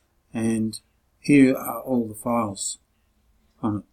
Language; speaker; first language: English; native; English